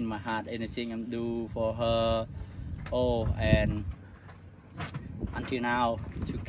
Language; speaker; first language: English; non-native, learner; Khmer